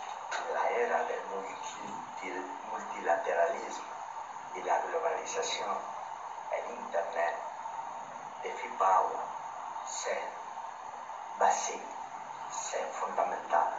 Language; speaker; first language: French; non-native, learner; Spanish